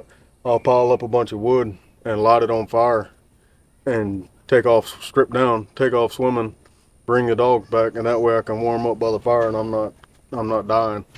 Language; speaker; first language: English; native; English